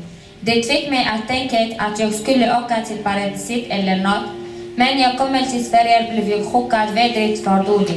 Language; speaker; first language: Swedish; non-native, learner; Somali